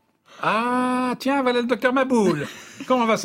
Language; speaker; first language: French; native; French